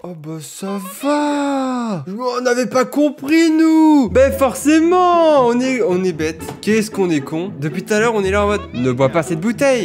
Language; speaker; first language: French; native; French